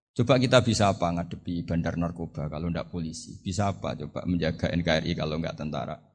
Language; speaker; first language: Indonesian; non-native, local second language; Javanese